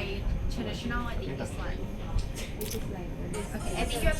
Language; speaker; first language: English; non-native, fluent; Filipino